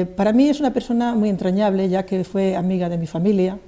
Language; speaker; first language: Spanish; native; Spanish